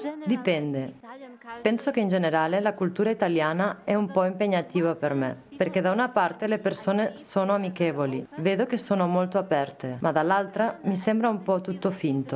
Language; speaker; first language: Italian; non-native, fluent; Polish